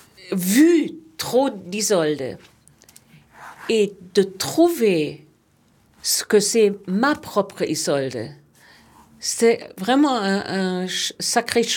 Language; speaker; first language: French; non-native, fluent; German